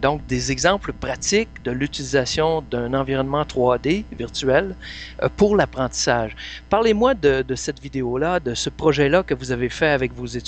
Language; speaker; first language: French; native; French